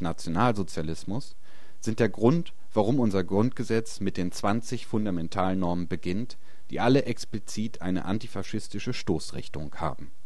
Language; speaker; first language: German; native; German